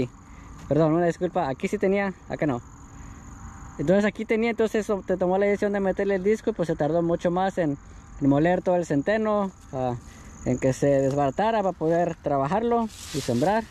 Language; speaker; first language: Spanish; native; Spanish